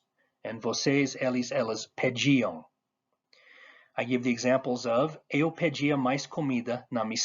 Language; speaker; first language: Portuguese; non-native, fluent; English